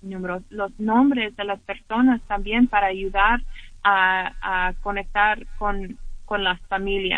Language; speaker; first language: Spanish; early bilingual, heritage; English